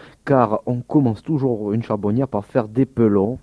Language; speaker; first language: French; native; French